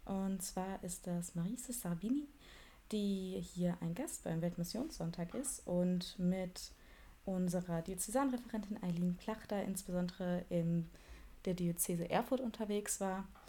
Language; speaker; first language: German; native; German